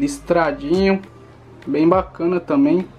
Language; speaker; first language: Portuguese; native; Portuguese